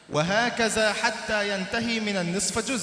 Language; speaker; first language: Arabic; native; Arabic